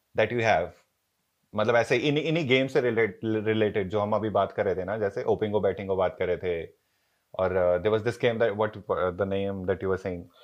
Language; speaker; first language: Hindi; native; Hindi